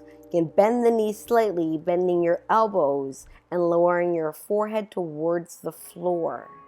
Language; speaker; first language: English; native; English